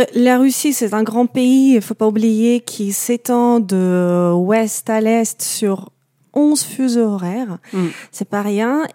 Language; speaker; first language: French; non-native, fluent; Russian